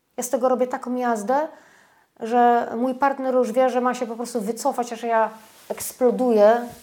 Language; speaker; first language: Polish; native; Polish